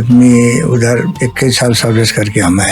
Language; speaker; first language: Hindi; non-native, learner; Nepali